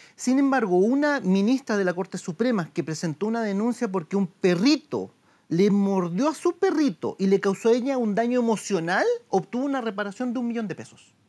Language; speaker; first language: Spanish; native; Spanish